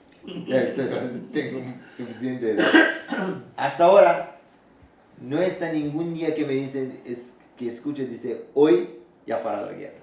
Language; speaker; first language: Spanish; non-native, learner; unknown